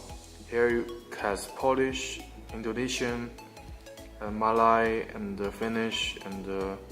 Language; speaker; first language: English; non-native, learner; Chinese